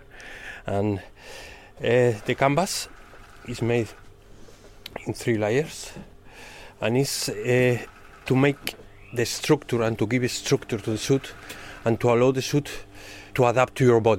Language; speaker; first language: English; non-native, fluent; Spanish